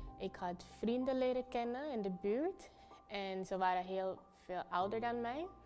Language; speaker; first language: Dutch; non-native, local second language; Papiamento